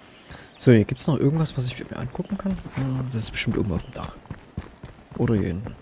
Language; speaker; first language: German; native; German